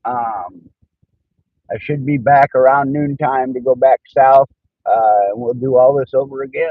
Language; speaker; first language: English; native; English